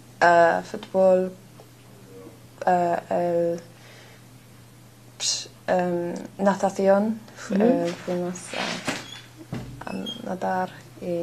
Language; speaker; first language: Spanish; non-native, learner; English